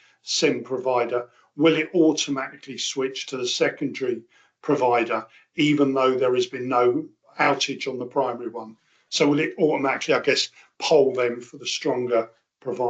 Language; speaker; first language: English; native; English